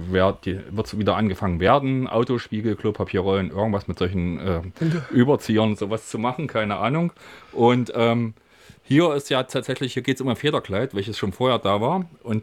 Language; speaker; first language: German; native; German